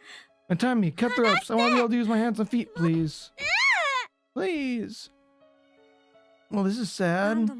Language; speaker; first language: English; native; English